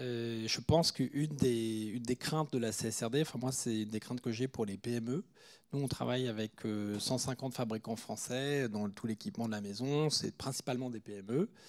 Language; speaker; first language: French; native; French